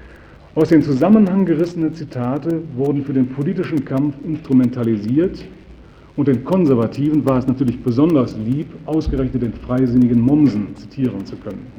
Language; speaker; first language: German; native; German